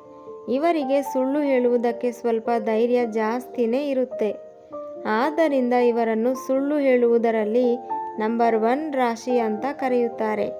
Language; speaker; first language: Kannada; native; Kannada